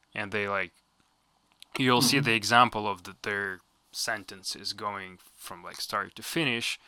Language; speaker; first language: English; non-native, fluent; Russian